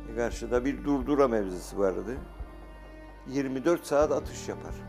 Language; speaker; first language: Turkish; native; Turkish